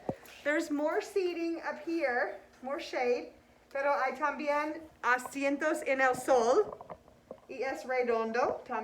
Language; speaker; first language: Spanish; non-native, fluent; English